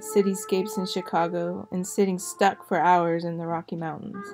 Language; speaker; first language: English; native; English